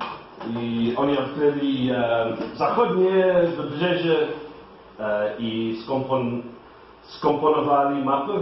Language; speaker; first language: Polish; non-native, learner; English